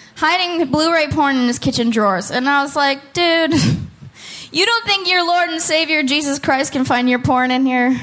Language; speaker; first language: English; native; English